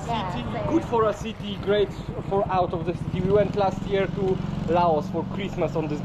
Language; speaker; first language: English; non-native, fluent; Polish